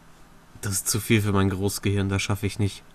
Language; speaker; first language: German; native; German